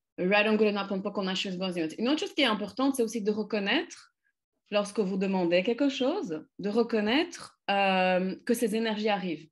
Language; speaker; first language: French; non-native, fluent; Polish